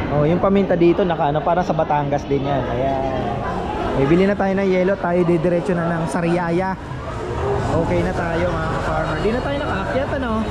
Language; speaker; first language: Filipino; non-native, local second language; Bikol